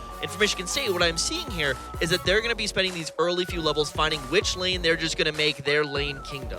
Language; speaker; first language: English; native; English